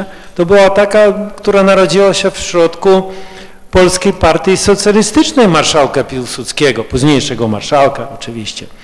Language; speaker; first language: Polish; early bilingual, heritage; Russian